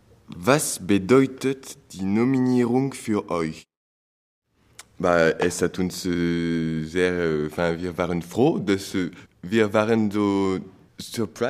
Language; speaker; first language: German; non-native, learner; French